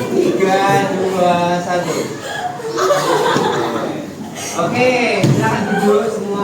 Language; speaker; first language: Indonesian; native; Indonesian